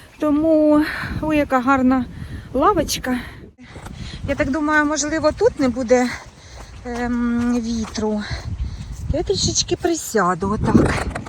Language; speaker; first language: Ukrainian; non-native, local second language; Russian